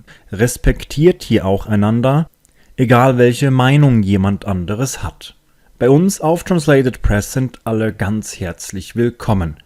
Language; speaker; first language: German; native; German